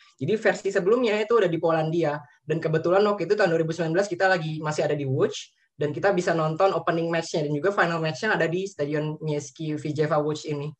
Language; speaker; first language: Indonesian; native; Indonesian